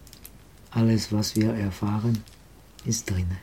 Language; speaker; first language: German; non-native, fluent; Czech